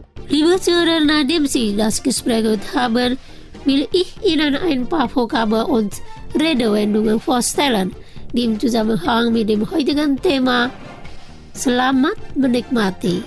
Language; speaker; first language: German; non-native, fluent; Indonesian